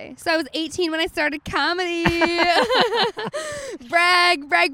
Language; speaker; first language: English; native; English